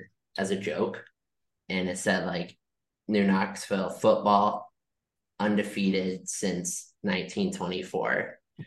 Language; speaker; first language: English; native; English